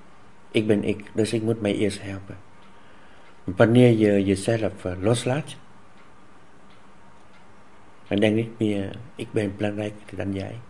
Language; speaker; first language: Dutch; non-native, fluent; Vietnamese